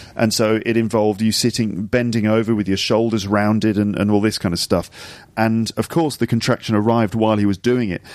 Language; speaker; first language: English; native; English